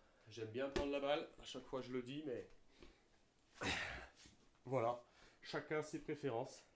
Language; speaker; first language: French; native; French